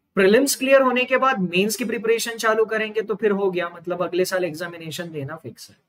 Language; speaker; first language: Hindi; non-native, local second language; Marathi